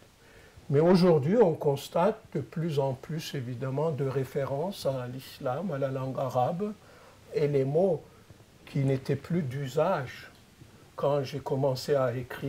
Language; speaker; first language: French; non-native, fluent; Turkish